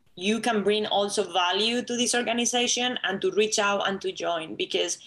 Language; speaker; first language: English; non-native, fluent; Spanish